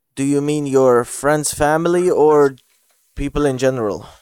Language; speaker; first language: English; non-native, fluent; Bosnian